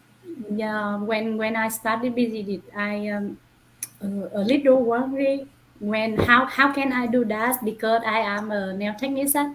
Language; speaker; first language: English; non-native, learner; Vietnamese